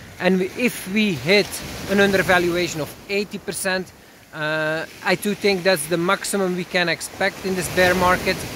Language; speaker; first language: English; non-native, fluent; Dutch